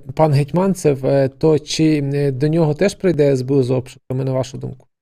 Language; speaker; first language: Ukrainian; native; Ukrainian